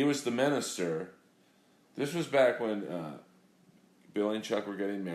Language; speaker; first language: English; native; English